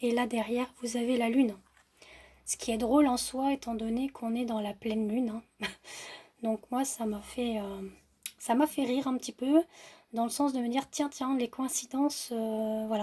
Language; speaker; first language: French; native; French